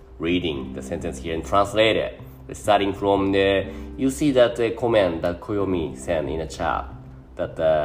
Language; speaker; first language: English; non-native, fluent; Japanese